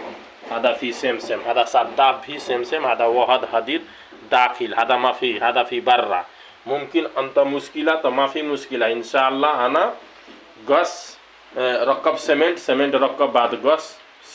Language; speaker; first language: Arabic; non-native, learner; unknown